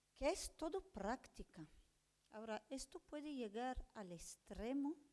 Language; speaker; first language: Spanish; non-native, fluent; Hebrew